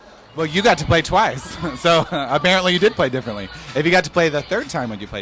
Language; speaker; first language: English; native; English